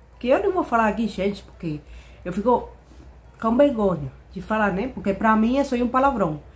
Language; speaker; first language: Portuguese; non-native, fluent; Spanish